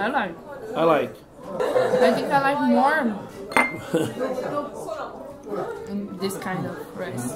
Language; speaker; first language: English; non-native, fluent; Portuguese